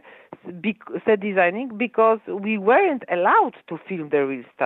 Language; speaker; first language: English; non-native, fluent; Polish